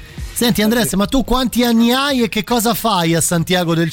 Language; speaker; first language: Italian; native; Italian